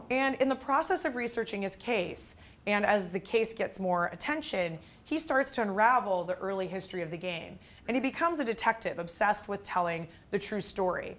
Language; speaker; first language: English; native; English